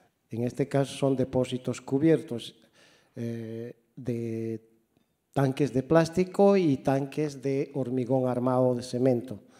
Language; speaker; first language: Spanish; native; Spanish